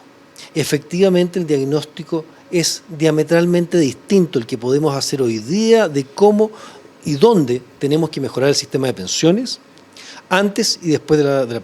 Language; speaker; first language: Spanish; native; Spanish